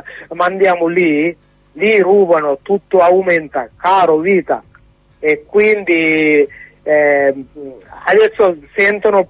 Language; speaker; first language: Italian; non-native, learner; Sinhala